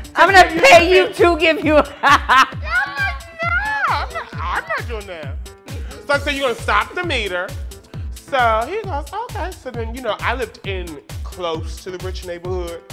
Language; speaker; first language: English; native; English